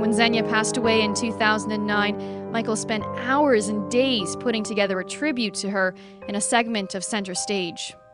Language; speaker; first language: English; early bilingual, other home language; Ukrainian